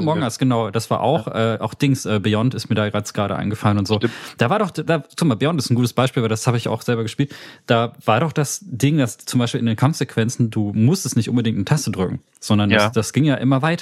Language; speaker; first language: German; native; German